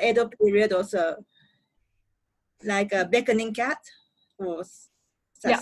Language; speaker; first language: English; non-native, learner; Japanese